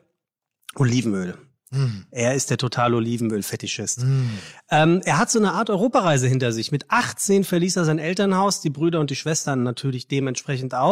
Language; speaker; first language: German; native; German